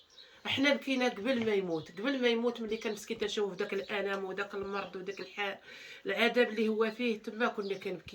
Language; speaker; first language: Arabic; native; Arabic